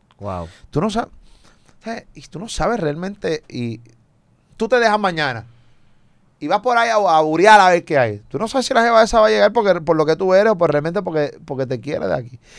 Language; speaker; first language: Spanish; native; Spanish